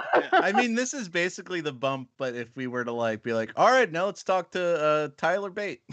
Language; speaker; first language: English; native; English